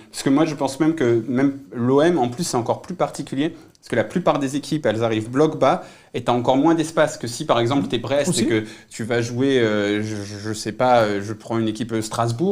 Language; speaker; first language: French; native; French